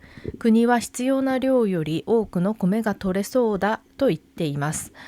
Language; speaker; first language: Japanese; non-native, fluent; Korean